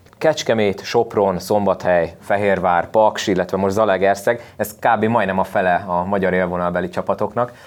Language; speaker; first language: Hungarian; native; Hungarian